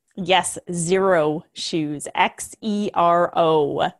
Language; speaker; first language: English; early bilingual, other home language; Hindi